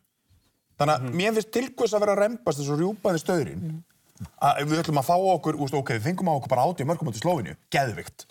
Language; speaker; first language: Icelandic; native; Icelandic